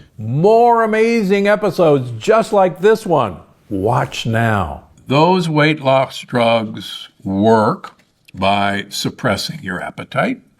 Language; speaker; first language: English; native; English